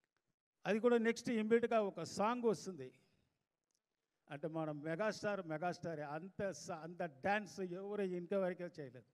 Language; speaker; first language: Telugu; non-native, fluent; Tamil